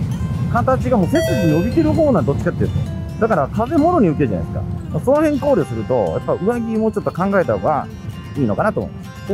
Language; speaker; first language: Japanese; native; Japanese